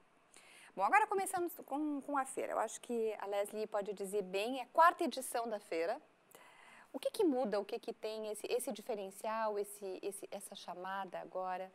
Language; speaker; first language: Portuguese; native; Portuguese